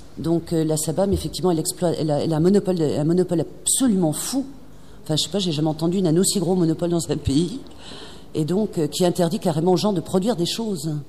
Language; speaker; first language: French; native; French